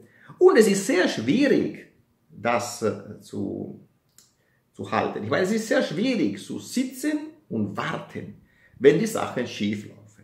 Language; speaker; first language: German; non-native, fluent; Italian